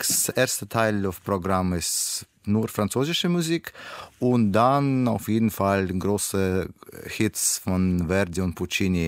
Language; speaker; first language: German; non-native, learner; Russian